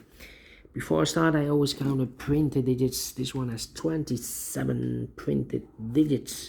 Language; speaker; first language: English; non-native, fluent; Dutch